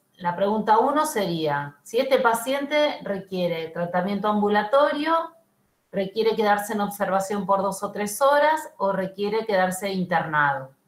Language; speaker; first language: Spanish; native; Spanish